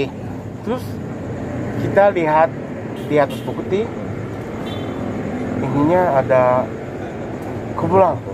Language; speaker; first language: Indonesian; non-native, learner; Japanese